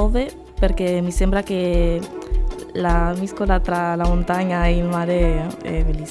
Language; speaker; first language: Italian; non-native, learner; Spanish